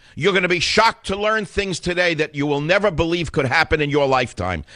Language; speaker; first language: English; native; English